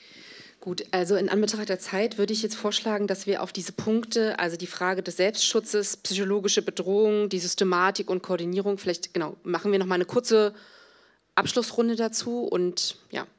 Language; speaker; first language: German; native; German